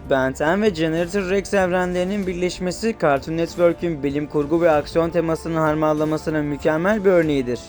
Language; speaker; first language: Turkish; native; Turkish